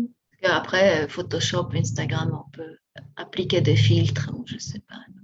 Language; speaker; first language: French; non-native, fluent; Spanish